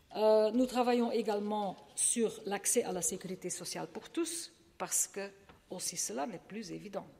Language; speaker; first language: French; non-native, local second language; Dutch